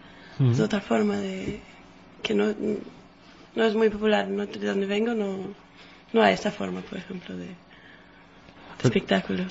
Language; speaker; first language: Spanish; non-native, fluent; Danish